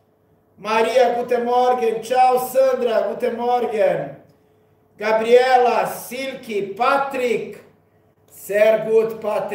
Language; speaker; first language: German; non-native, learner; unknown